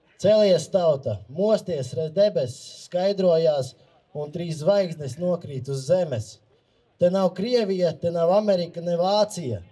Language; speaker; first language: Latvian; native; Latvian